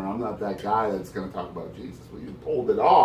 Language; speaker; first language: English; native; English